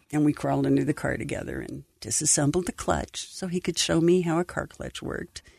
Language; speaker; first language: English; native; English